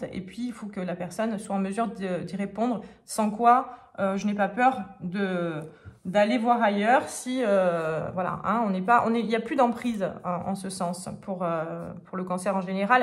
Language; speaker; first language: French; native; French